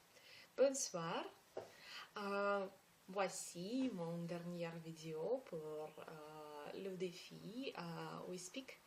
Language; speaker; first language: French; non-native, learner; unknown